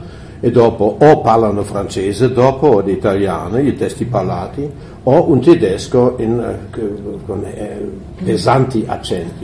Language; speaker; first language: Italian; non-native, fluent; German